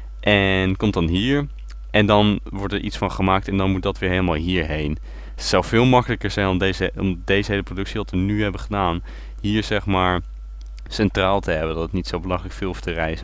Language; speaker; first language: Dutch; native; Dutch